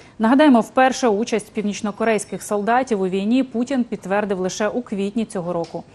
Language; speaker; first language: Ukrainian; native; Ukrainian